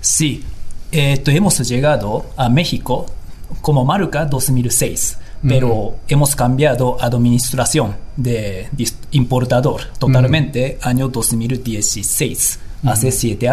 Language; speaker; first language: Spanish; non-native, learner; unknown